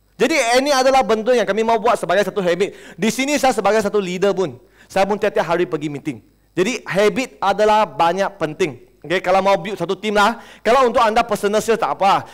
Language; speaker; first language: Malay; non-native, local second language; Chinese